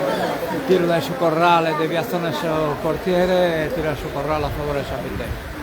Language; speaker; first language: Italian; native; Italian